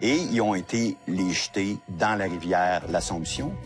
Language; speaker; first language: French; native; French